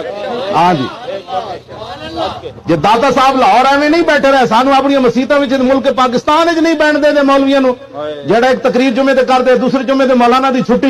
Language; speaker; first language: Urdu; non-native, local second language; Punjabi